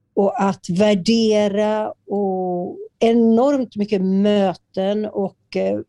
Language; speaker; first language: Swedish; native; Swedish